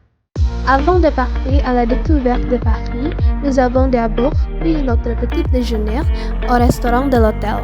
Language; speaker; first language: French; non-native, learner; Indonesian